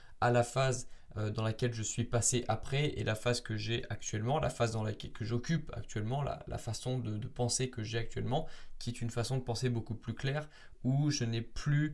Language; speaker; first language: French; native; French